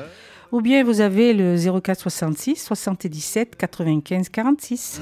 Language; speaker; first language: French; native; French